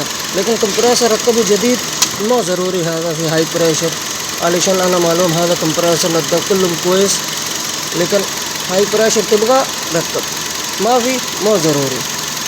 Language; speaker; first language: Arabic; non-native, learner; Punjabi